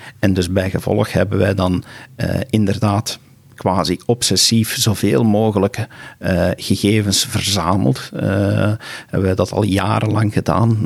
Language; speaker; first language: Dutch; native; Dutch